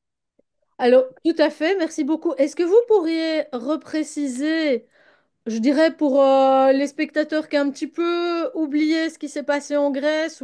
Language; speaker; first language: French; native; French